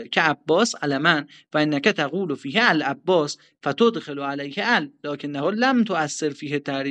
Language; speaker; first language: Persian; native; Persian